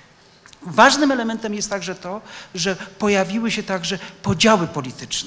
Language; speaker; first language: Polish; native; Polish